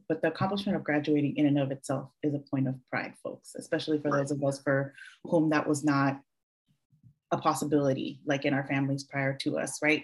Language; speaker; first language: English; early bilingual, other home language; Spanish